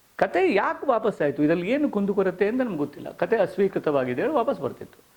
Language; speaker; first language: Kannada; native; Kannada